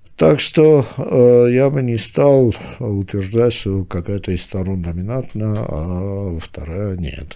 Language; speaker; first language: Russian; non-native, local second language; Armenian